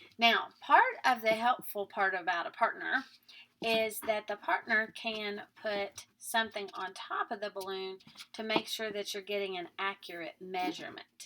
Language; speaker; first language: English; native; English